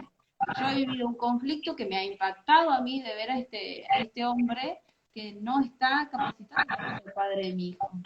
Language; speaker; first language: Spanish; native; Spanish